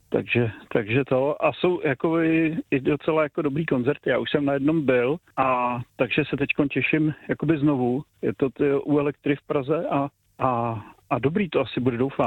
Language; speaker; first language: Czech; native; Czech